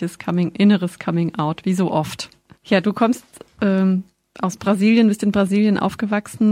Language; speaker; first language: German; native; German